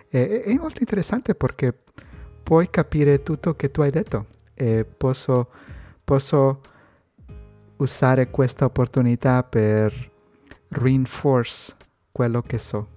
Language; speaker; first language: Italian; non-native, learner; Spanish